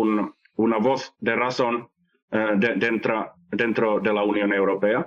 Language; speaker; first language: Spanish; non-native, fluent; Finnish